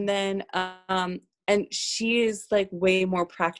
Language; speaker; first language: English; native; English